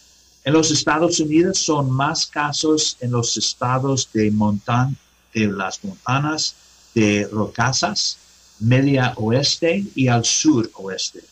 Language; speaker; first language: Spanish; non-native, learner; English